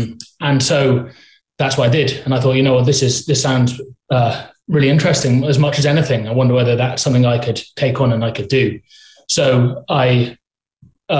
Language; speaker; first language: English; native; English